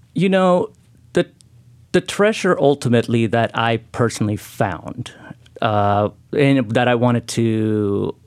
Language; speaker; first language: English; non-native, fluent; Spanish